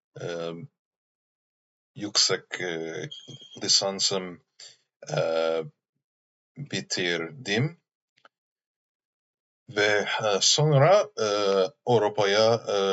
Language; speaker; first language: Turkish; non-native, learner; English